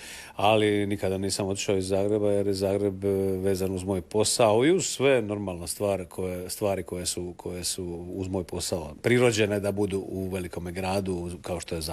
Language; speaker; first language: Serbian; native; Serbian